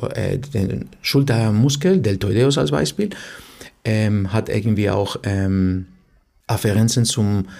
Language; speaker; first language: German; non-native, fluent; Spanish